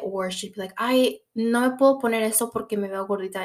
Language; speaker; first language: Spanish; early bilingual, heritage; Spanish